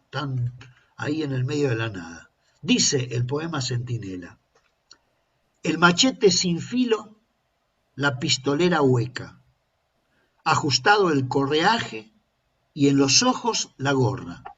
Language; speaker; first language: Spanish; native; Spanish